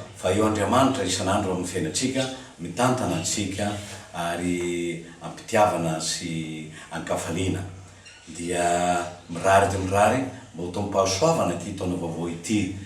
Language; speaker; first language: Malagasy; non-native, fluent; Spanish